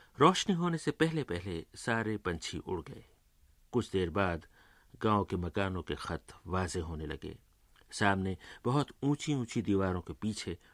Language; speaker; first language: Urdu; native; Urdu